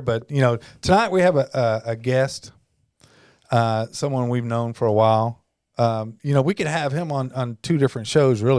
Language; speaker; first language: English; native; English